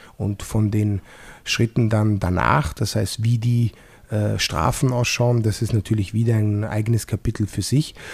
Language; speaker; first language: German; non-native, fluent; Italian